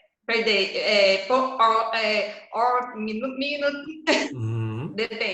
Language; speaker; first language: English; non-native, learner; Portuguese